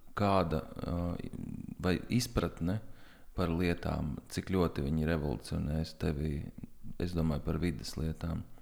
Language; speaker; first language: Latvian; native; Latvian